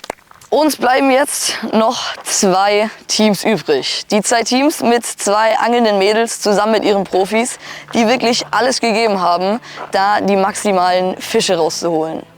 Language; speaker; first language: German; native; German